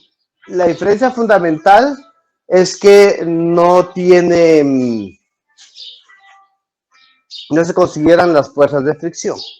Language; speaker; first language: Spanish; native; Spanish